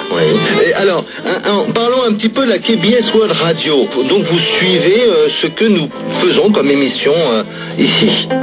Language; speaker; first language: French; native; French